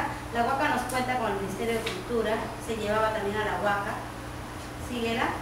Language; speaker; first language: Spanish; native; Spanish